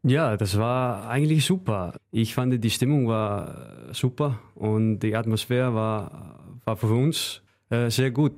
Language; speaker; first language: German; non-native, fluent; Icelandic